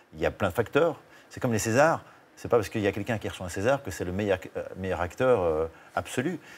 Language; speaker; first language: French; native; French